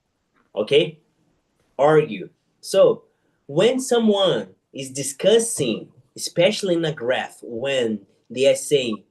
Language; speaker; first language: English; non-native, fluent; Portuguese